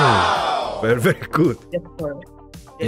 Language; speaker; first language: English; non-native, learner; Korean